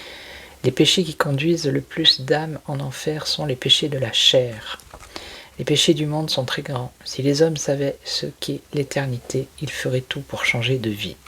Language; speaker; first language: French; native; French